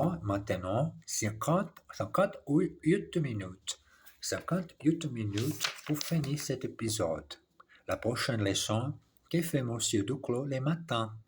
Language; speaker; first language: French; non-native, learner; English